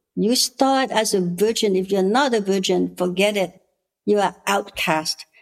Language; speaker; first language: English; non-native, fluent; Khmer